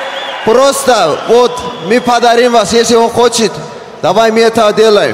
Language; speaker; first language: Russian; non-native, learner; Persian